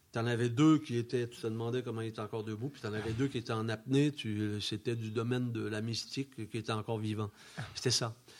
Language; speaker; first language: French; native; French